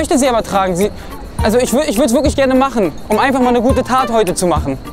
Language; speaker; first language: German; native; German